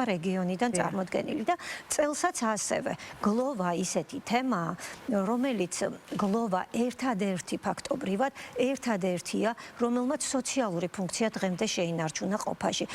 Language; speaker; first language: Georgian; native; Georgian